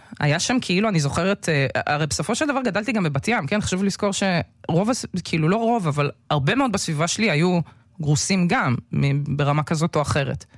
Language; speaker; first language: Hebrew; native; Hebrew